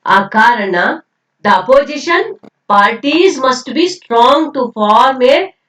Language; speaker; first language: English; non-native, local second language; Kannada